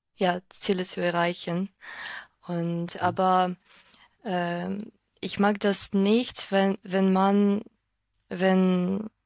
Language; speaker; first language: German; non-native, fluent; Ukrainian